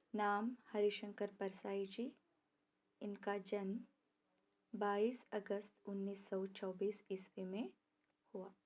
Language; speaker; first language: Hindi; non-native, local second language; Kannada